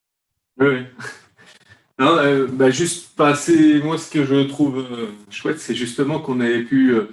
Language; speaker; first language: French; native; French